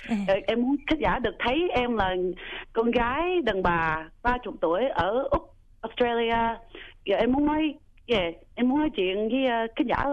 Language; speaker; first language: Vietnamese; early bilingual, heritage; Vietnamese